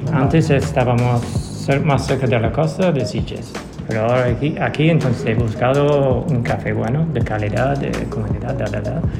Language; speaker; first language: Spanish; non-native, learner; English